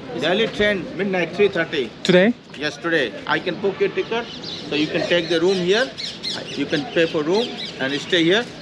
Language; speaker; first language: English; non-native, learner; Hindi